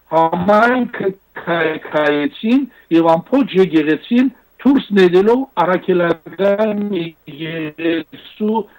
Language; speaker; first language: Armenian; native; Armenian